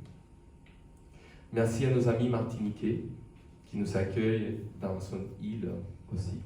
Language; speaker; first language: French; non-native, fluent; Spanish